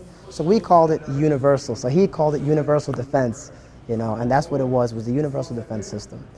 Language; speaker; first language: English; native; English